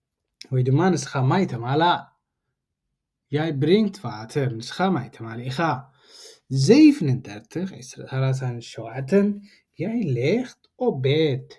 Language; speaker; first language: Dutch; non-native, learner; Tigrinya